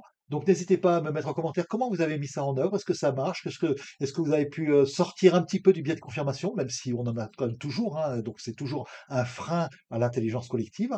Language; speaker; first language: French; native; French